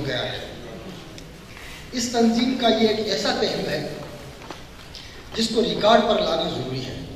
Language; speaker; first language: Urdu; non-native, local second language; Northern Hindko